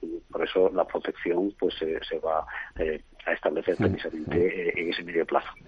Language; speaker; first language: Spanish; native; Spanish